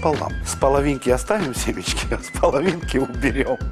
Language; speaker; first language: Russian; native; Russian